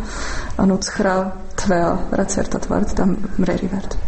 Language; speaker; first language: Georgian; non-native, fluent; Czech